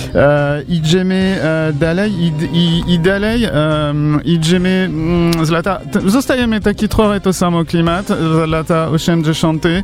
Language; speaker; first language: Polish; non-native, learner; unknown